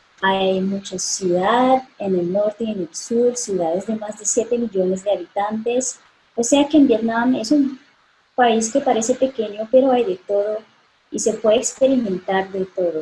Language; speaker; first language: Spanish; non-native, fluent; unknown